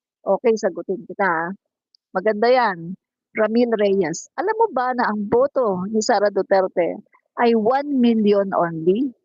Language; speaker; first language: Filipino; non-native, local second language; Cebuano